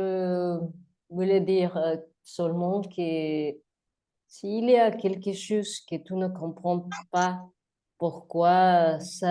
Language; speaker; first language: French; non-native, learner; Spanish